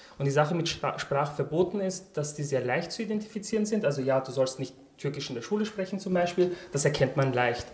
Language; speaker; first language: German; early bilingual, other home language; Turkish